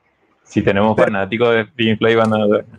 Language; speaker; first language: Spanish; native; Spanish